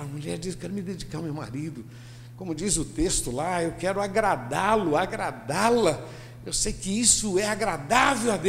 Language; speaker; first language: Portuguese; native; Portuguese